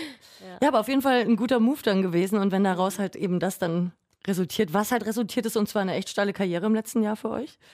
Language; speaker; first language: German; native; German